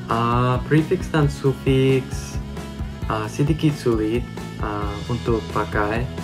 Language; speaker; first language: Indonesian; non-native, learner; English